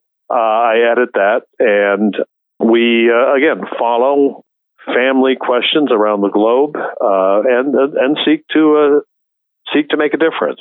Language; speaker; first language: English; native; English